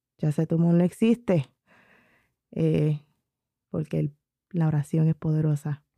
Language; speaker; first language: Spanish; early bilingual, heritage; Spanish